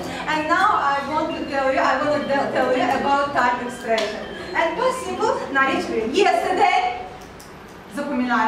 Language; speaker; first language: English; non-native, learner; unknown